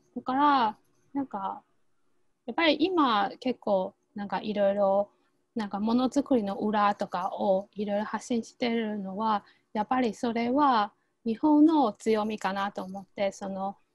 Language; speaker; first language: Japanese; non-native, fluent; Chinese